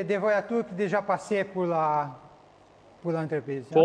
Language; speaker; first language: French; non-native, learner; Portuguese